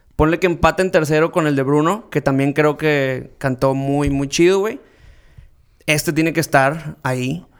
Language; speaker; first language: Spanish; native; Spanish